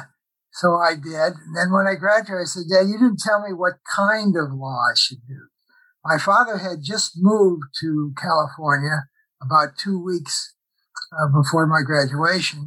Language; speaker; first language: English; native; English